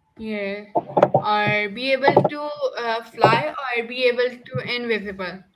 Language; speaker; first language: English; non-native, local second language; Urdu